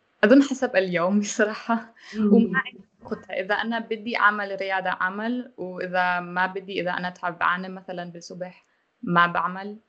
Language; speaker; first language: Arabic; non-native, learner; German